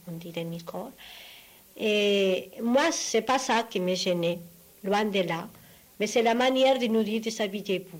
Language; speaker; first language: French; non-native, fluent; Spanish